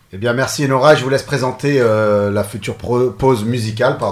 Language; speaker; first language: French; native; French